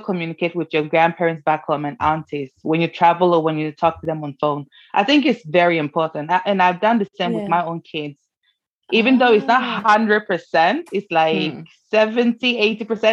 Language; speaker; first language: English; non-native, fluent; Norwegian